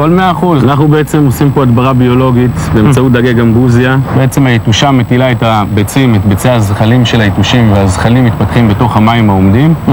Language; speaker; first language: Hebrew; native; Hebrew